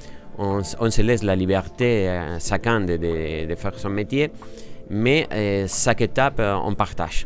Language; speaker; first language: French; non-native, fluent; Spanish